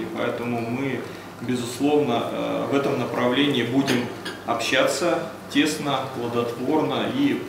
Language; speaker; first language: Russian; native; Russian